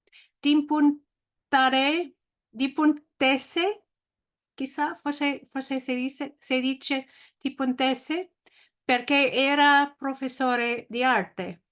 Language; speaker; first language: Italian; non-native, learner; English